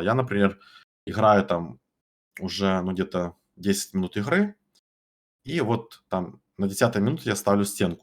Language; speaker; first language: Russian; native; Russian